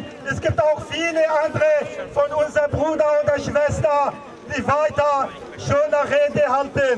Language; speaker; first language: German; non-native, fluent; Kurdish